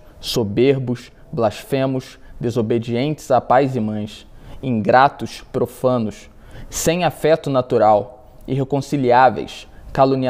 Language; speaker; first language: Portuguese; native; Portuguese